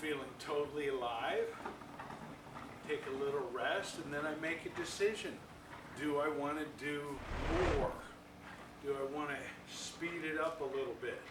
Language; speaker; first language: English; native; English